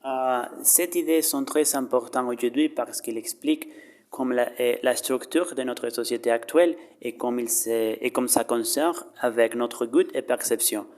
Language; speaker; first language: French; non-native, learner; Spanish